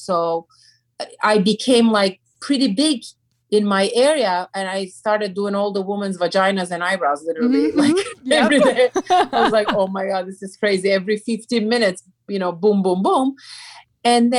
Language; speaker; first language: English; non-native, fluent; Turkish